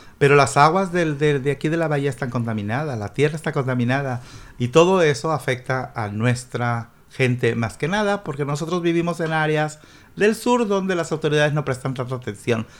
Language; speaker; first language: Spanish; native; Spanish